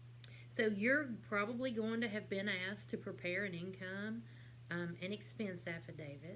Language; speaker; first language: English; native; English